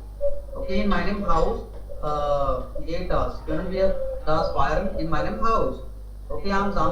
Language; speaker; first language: German; non-native, learner; Hindi